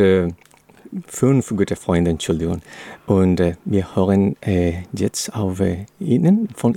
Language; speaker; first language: German; non-native, learner; Spanish